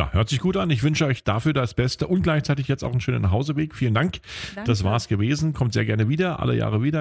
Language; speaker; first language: German; native; German